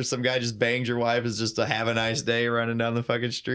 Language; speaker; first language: English; native; English